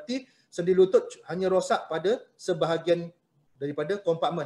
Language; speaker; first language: Malay; native; Malay